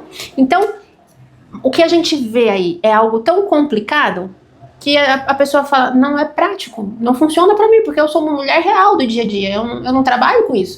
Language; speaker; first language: Portuguese; native; Portuguese